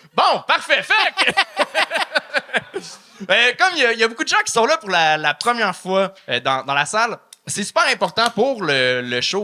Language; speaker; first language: French; native; French